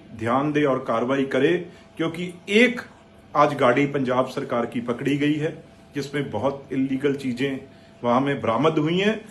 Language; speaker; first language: Hindi; non-native, local second language; Punjabi